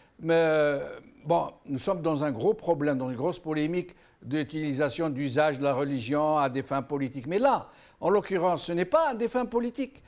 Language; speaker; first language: French; non-native, local second language; Arabic